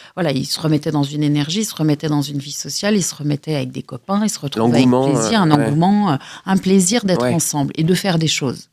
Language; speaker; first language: French; native; French